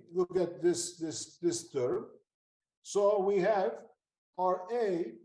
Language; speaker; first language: English; non-native, fluent; Turkish